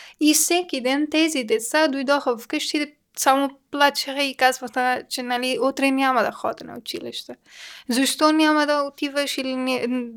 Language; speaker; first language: Bulgarian; non-native, learner; Persian